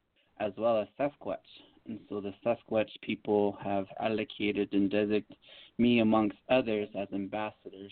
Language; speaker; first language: English; native; English